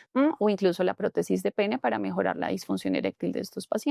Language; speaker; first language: Spanish; native; Spanish